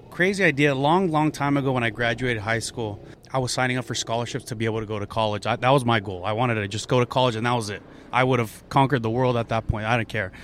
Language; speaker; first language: English; early bilingual, other home language; Spanish